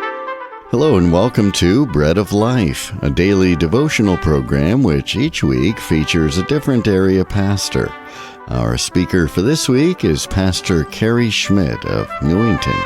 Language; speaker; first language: English; native; English